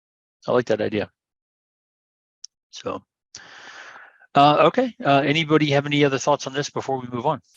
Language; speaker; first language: English; native; English